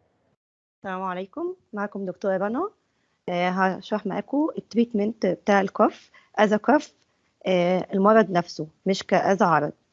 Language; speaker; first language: Arabic; native; Arabic